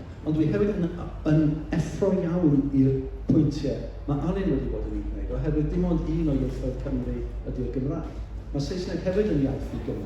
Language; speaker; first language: Welsh; native; Welsh